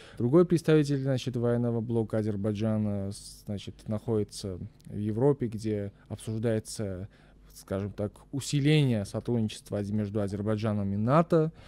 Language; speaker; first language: Russian; non-native, local second language; Armenian